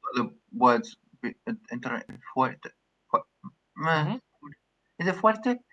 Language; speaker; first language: Spanish; non-native, learner; English